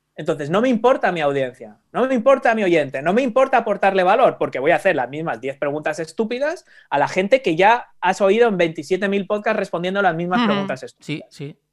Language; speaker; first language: Spanish; native; Spanish